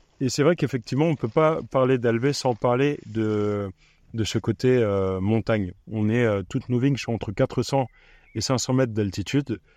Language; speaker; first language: French; native; French